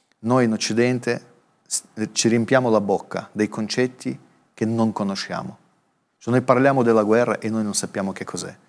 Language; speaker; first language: Italian; non-native, fluent; Russian